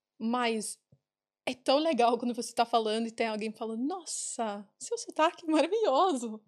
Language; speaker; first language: Portuguese; non-native, fluent; English